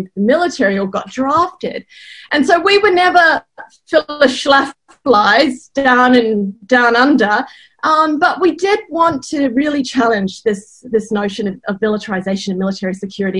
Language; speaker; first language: English; native; English